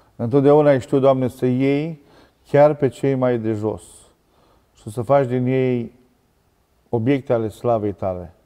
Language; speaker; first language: Romanian; native; Romanian